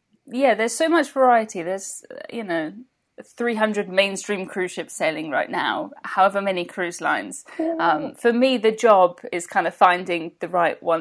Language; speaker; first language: English; native; English